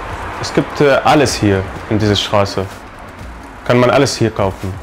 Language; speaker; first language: German; non-native, learner; Arabic